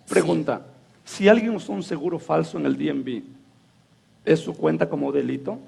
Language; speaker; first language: Spanish; native; Spanish